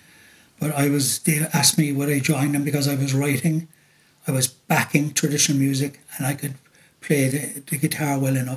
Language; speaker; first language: English; native; English